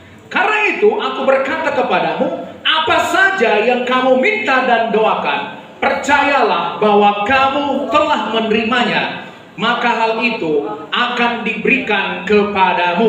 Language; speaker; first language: Indonesian; native; Indonesian